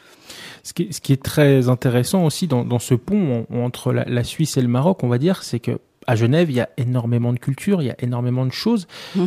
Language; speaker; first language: French; native; French